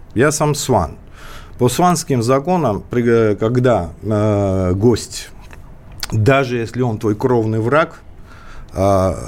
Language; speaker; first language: Russian; non-native, local second language; Georgian